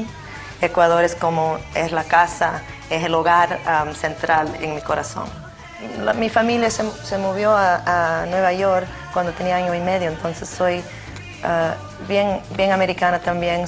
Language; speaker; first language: Spanish; early bilingual, heritage; Spanish